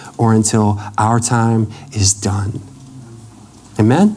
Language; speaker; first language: English; native; English